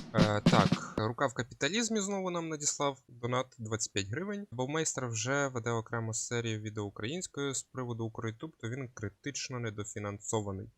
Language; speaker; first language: Ukrainian; native; Ukrainian